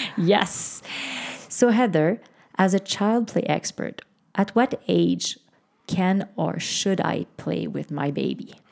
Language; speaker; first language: English; non-native, fluent; French